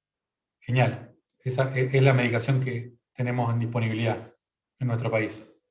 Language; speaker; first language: Spanish; native; Spanish